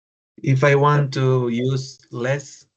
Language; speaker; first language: English; non-native, learner; Spanish